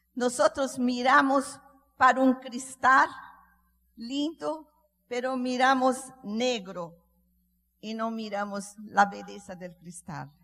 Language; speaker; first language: Spanish; non-native, learner; Portuguese